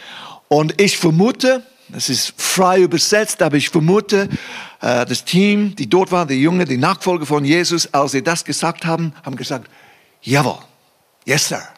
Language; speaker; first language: German; non-native, fluent; English